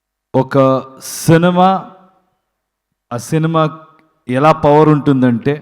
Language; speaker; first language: Telugu; non-native, learner; Kannada